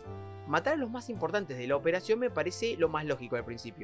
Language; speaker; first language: Spanish; native; Spanish